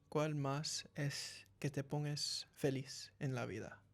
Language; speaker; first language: Spanish; early bilingual, heritage; English